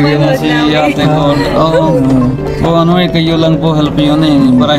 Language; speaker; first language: Filipino; non-native, learner; Punjabi